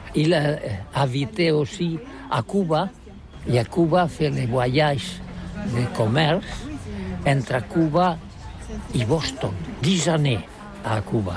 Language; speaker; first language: French; non-native, learner; Catalan